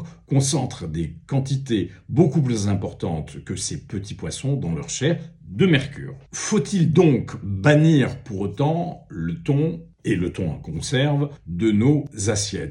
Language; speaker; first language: French; native; French